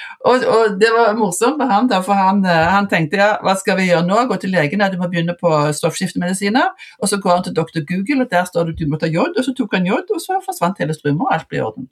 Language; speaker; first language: Norwegian; native; Norwegian